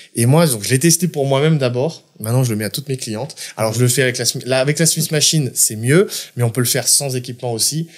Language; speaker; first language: French; native; French